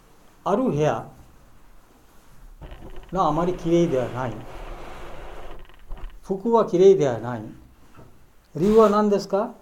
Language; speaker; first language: Japanese; non-native, learner; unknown